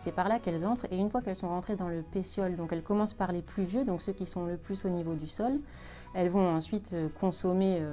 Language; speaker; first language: French; native; French